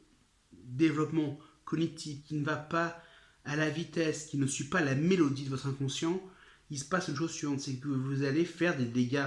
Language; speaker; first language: French; native; French